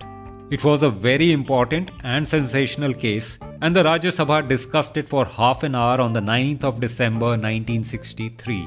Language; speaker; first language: English; non-native, local second language; Hindi